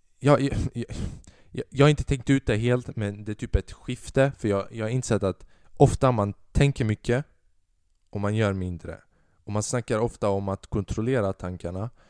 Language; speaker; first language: Swedish; early bilingual, other home language; Albanian